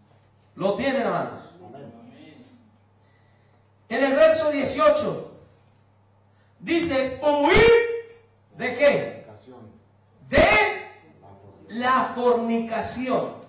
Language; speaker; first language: Spanish; native; Spanish